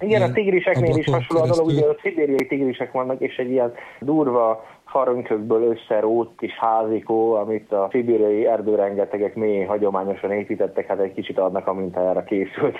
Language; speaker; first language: Hungarian; native; Hungarian